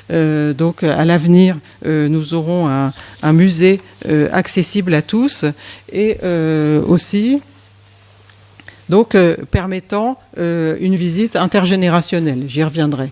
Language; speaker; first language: French; native; French